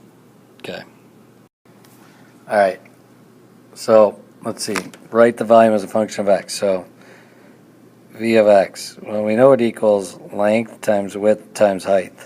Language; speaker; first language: English; native; English